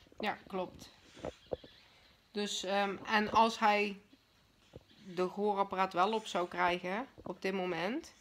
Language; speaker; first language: Dutch; native; Dutch